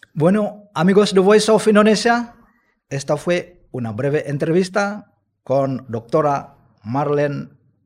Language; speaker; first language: Spanish; non-native, fluent; Indonesian